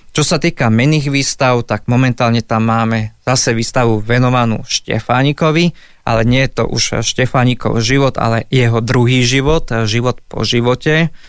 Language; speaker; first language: Slovak; native; Slovak